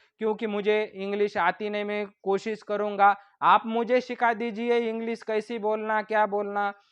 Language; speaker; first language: Hindi; non-native, local second language; Marathi